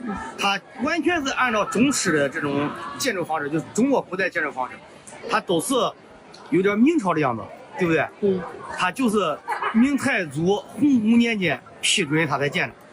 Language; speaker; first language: Chinese; native; Chinese